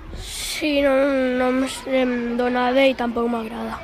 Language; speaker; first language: Catalan; non-native, local second language; Spanish